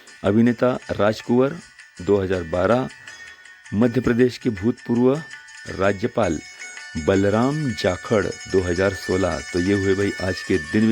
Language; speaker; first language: Hindi; non-native, local second language; Marathi